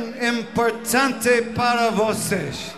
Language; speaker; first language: Portuguese; non-native, learner; English